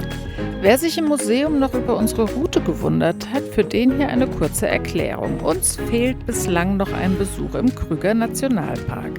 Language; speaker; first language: German; native; German